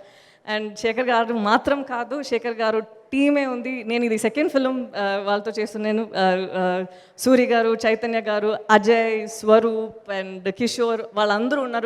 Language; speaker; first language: Telugu; non-native, fluent; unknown